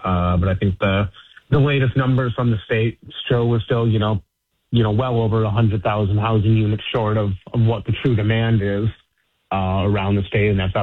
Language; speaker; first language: English; native; English